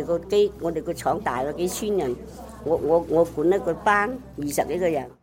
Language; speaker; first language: Chinese; native; Chinese